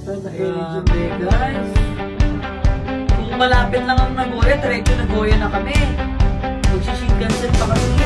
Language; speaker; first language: Filipino; native; Filipino